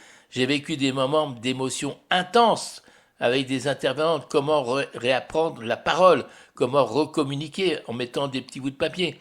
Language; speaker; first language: French; native; French